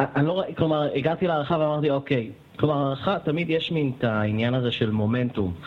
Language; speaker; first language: Hebrew; native; Hebrew